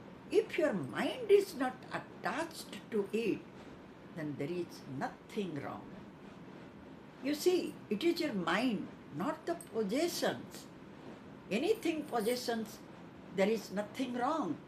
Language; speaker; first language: English; non-native, local second language; Odia